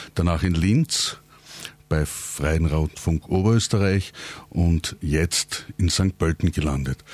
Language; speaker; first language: German; native; German